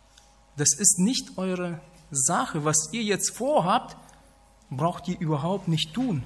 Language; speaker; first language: German; non-native, fluent; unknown